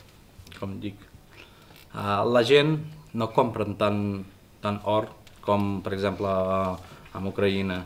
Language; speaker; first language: Catalan; non-native, learner; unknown